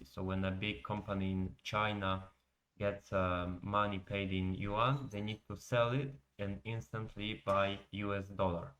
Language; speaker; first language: English; non-native, fluent; Polish